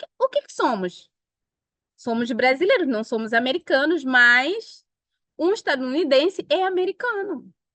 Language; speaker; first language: Portuguese; non-native, local second language; Upper Guinea Crioulo